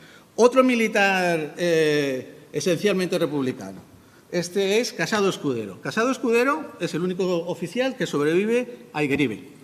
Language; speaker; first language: Spanish; native; Spanish